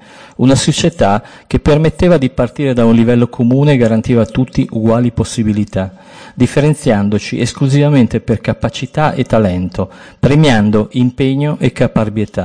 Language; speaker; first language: Italian; native; Italian